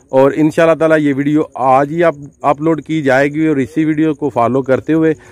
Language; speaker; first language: Urdu; non-native, local second language; Punjabi